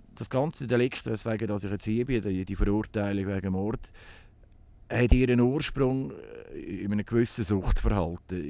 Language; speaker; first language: German; native; German